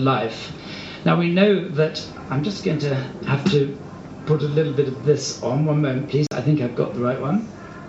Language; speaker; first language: English; native; English